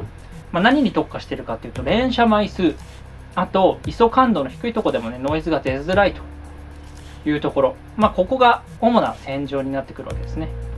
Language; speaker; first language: Japanese; native; Japanese